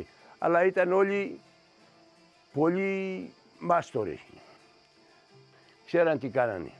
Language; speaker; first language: Greek; early bilingual, other home language; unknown